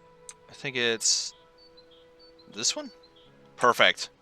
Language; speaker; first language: English; native; English